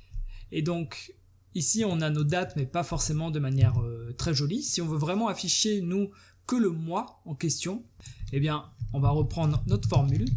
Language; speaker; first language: French; native; French